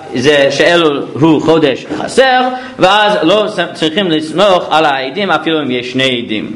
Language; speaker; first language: Hebrew; non-native, fluent; English